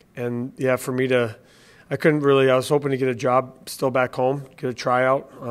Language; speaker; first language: English; native; English